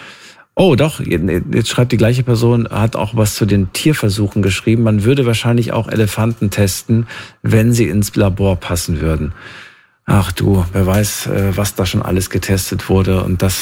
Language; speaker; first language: German; native; German